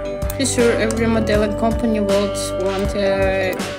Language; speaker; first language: English; non-native, learner; Russian